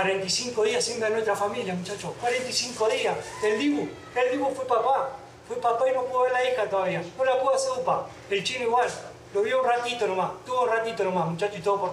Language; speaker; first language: Spanish; native; Spanish